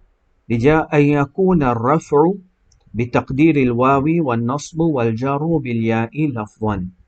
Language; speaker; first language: Arabic; non-native, fluent; Morisyen